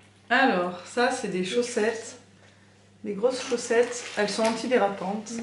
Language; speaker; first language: French; native; French